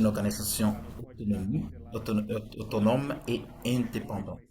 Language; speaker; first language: French; non-native, fluent; Portuguese